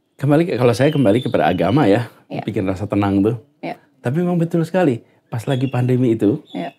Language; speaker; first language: Indonesian; native; Indonesian